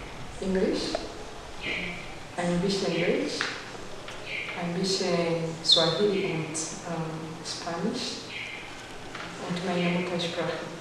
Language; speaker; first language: German; non-native, learner; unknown